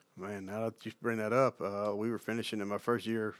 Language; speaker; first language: English; native; English